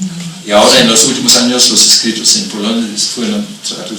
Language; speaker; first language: Spanish; non-native, fluent; German